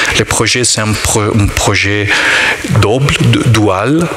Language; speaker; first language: French; non-native, learner; Italian